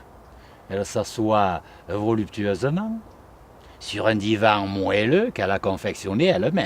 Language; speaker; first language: French; native; French